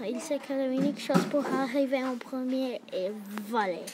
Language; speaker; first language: French; non-native, learner; English